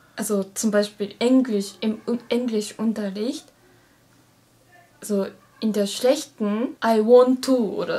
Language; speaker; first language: German; non-native, learner; Japanese